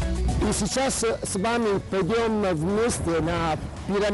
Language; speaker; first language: Russian; non-native, learner; Italian